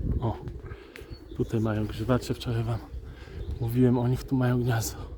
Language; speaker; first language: Polish; native; Polish